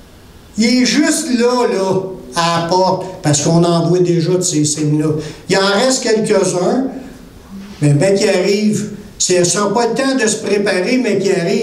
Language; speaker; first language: French; native; French